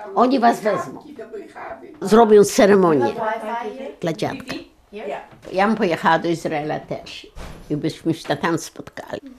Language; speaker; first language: Polish; non-native, local second language; Yiddish